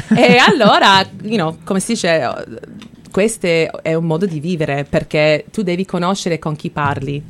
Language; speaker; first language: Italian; early bilingual, heritage; Italian